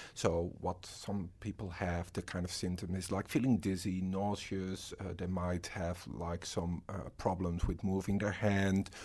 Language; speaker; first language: English; non-native, fluent; Dutch